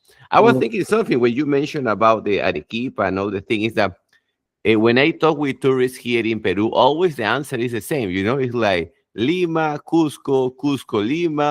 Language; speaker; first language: English; non-native, fluent; Spanish